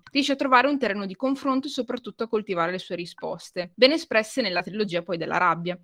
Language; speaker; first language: Italian; native; Italian